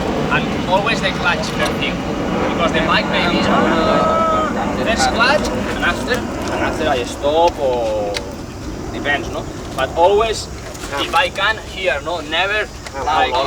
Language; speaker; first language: English; non-native, fluent; Spanish